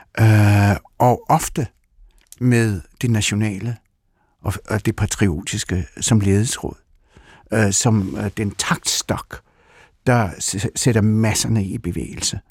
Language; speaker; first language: Danish; early bilingual, other home language; Russian